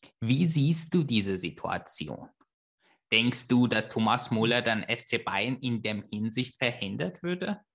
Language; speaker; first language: German; non-native, fluent; Persian